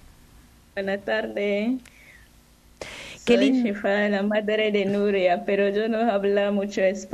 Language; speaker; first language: Spanish; non-native, learner; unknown